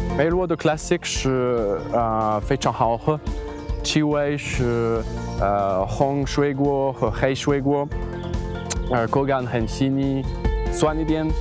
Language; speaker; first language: Chinese; non-native, learner; French